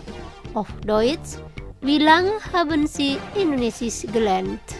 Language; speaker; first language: German; non-native, fluent; Indonesian